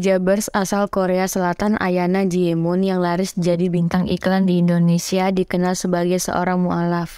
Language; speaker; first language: Indonesian; native; Indonesian